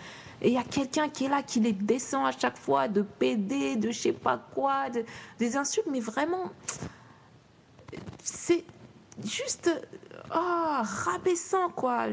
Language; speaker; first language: French; native; French